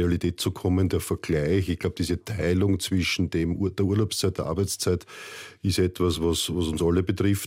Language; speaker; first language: German; native; German